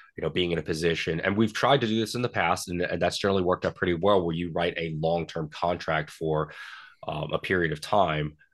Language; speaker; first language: English; native; English